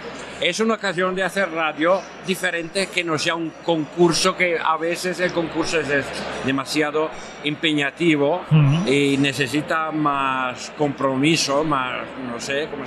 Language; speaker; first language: Spanish; non-native, fluent; Italian